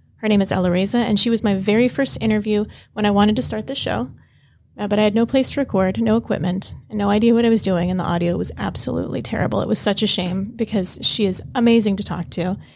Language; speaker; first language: English; native; English